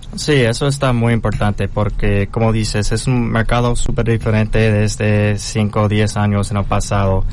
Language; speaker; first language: Spanish; non-native, learner; English